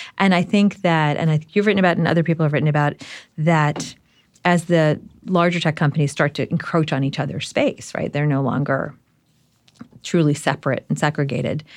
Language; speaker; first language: English; native; English